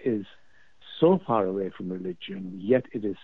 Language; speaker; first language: English; non-native, local second language; Urdu